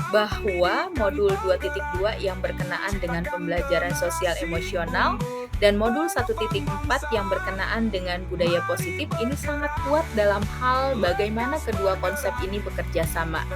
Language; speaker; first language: Indonesian; native; Indonesian